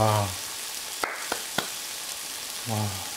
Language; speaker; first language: Korean; non-native, learner; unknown